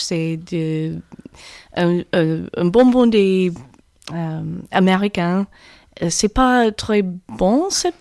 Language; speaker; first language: French; non-native, learner; English